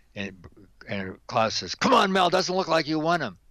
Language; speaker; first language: English; native; English